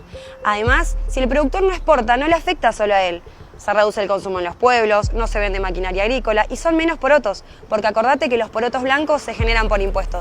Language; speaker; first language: Spanish; native; Spanish